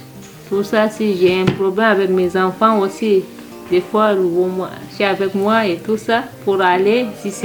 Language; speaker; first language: French; non-native, learner; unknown